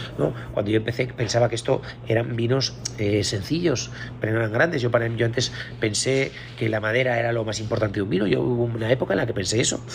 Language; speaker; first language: Spanish; native; Spanish